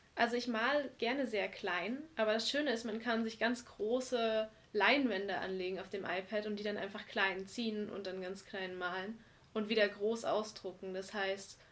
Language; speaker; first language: German; native; German